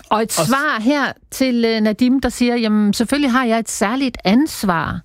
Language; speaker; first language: Danish; native; Danish